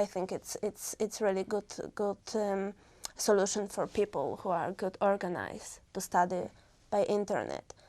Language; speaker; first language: English; non-native, learner; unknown